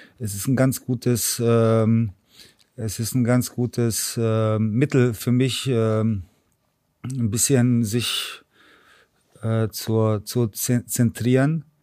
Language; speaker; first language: German; early bilingual, other home language; Serbian